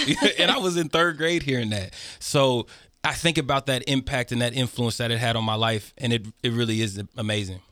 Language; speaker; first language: English; native; English